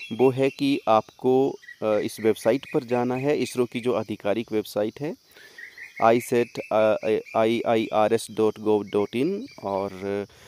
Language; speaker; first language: Hindi; native; Hindi